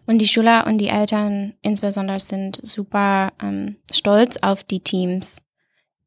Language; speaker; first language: German; non-native, fluent; English